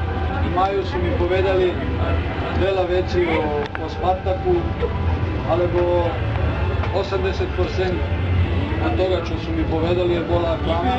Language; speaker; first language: Slovak; non-native, learner; Serbian